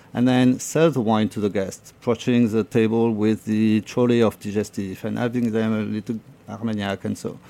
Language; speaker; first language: English; non-native, fluent; French